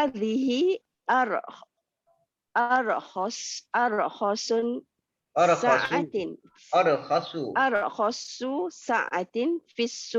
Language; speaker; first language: Arabic; non-native, learner; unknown